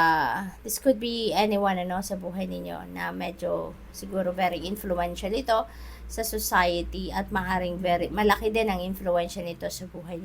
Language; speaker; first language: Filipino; native; Filipino